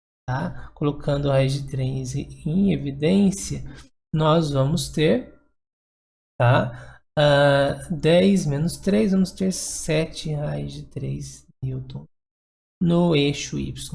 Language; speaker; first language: Portuguese; native; Portuguese